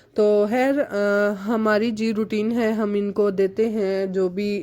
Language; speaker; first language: Urdu; non-native, local second language; Punjabi